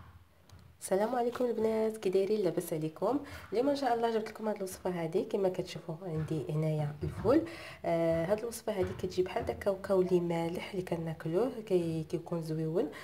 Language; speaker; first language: Arabic; native; Arabic